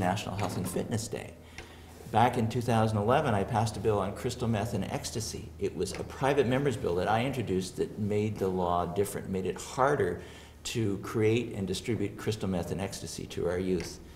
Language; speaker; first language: English; native; English